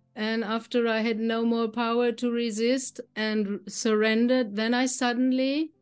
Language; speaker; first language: English; non-native, fluent; German